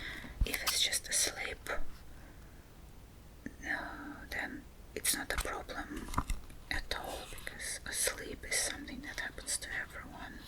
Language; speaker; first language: English; non-native, fluent; Russian